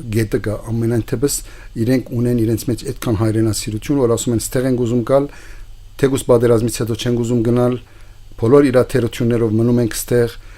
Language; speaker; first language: Armenian; early bilingual, heritage; Armenian